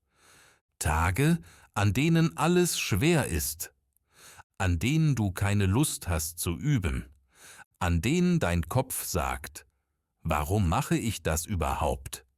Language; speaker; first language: German; native; German